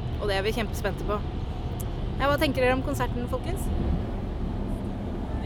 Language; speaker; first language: Norwegian; native; Norwegian